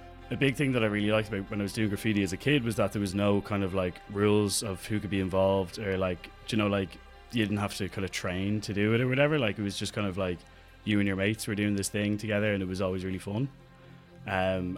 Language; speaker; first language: English; native; English